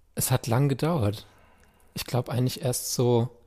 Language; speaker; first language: German; native; German